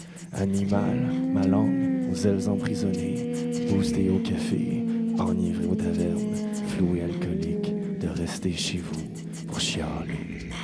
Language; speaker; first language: French; native; French